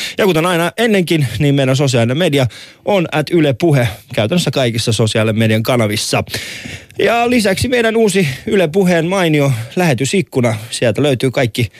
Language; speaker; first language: Finnish; early bilingual, other home language; Persian